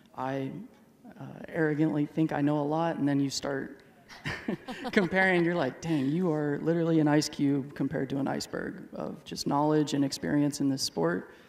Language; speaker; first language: English; native; English